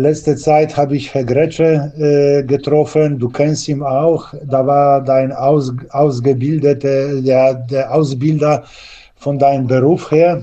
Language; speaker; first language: German; non-native, learner; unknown